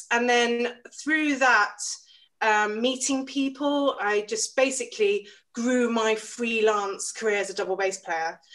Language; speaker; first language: English; native; English